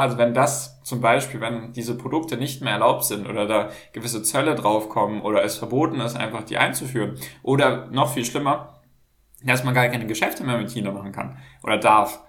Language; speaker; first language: German; native; German